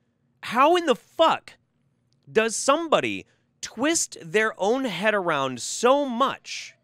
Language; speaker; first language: English; native; English